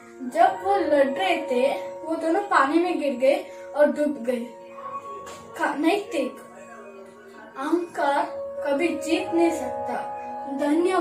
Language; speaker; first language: Hindi; non-native, local second language; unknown